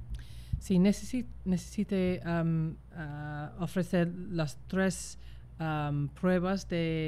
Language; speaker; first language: Spanish; non-native, fluent; English